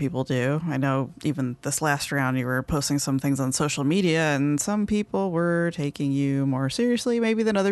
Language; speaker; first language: English; native; English